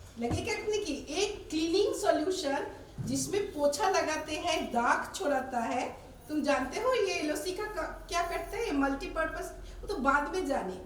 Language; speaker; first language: Hindi; non-native, local second language; Bangla